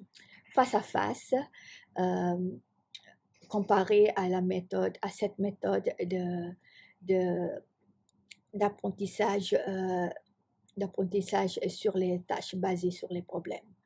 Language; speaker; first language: French; non-native, fluent; Malay